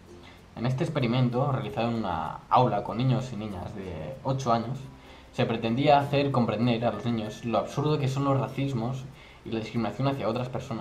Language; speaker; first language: Spanish; native; Spanish